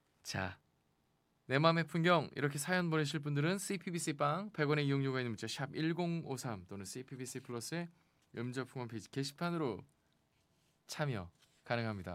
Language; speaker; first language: Korean; native; Korean